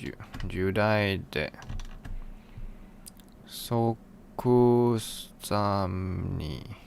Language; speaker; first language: Japanese; non-native, learner; English